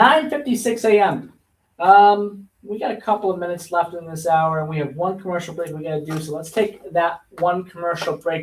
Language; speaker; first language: English; native; English